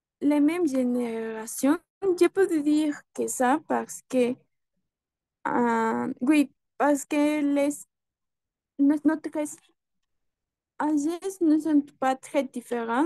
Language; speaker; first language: French; non-native, learner; Spanish